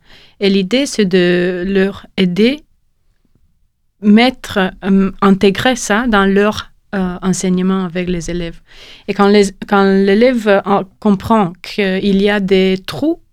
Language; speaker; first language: French; non-native, fluent; Romanian